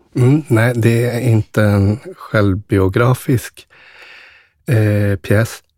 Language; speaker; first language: Swedish; early bilingual, other home language; Spanish